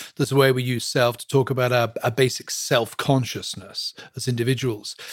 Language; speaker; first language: English; native; English